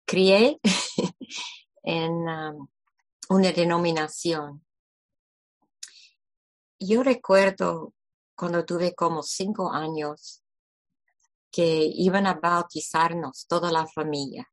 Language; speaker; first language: Spanish; non-native, fluent; English